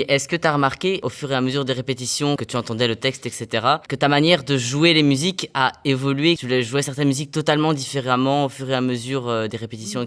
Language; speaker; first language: French; native; French